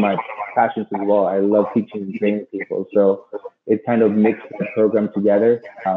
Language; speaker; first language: English; native; English